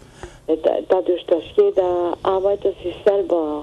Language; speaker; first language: German; non-native, fluent; Greek